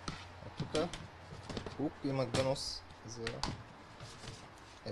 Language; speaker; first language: Bulgarian; non-native, learner; Arabic